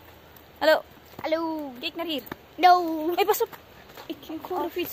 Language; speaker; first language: Dutch; non-native, learner; Filipino